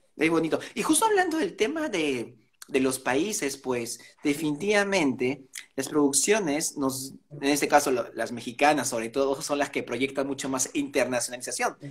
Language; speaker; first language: Spanish; native; Spanish